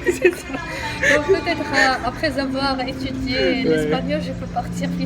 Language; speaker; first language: French; non-native, local second language; Arabic